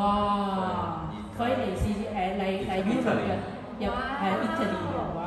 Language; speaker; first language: Thai; non-native, learner; Cantonese